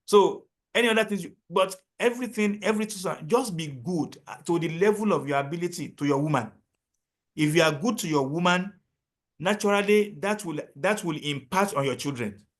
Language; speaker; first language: English; non-native, local second language; Yoruba